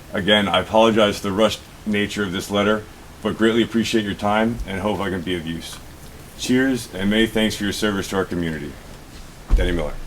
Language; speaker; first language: English; native; English